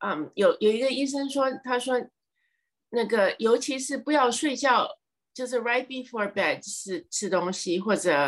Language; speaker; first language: Chinese; early bilingual, heritage; English